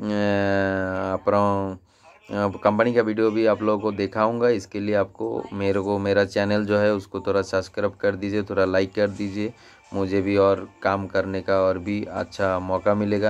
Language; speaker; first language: Hindi; non-native, local second language; Tamil